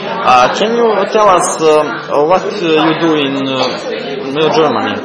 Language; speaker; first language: English; non-native, learner; Serbian